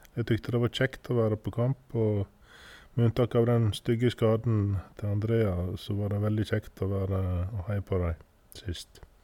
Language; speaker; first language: Norwegian; native; Norwegian